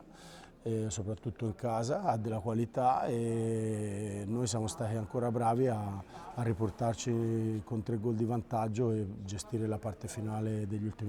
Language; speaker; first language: Italian; native; Italian